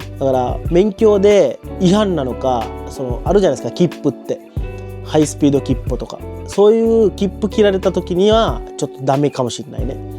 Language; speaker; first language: Japanese; non-native, fluent; Sinhala